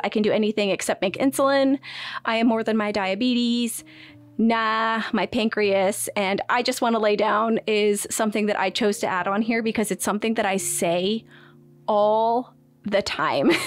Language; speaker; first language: English; native; English